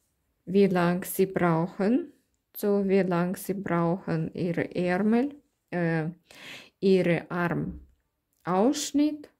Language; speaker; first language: German; non-native, learner; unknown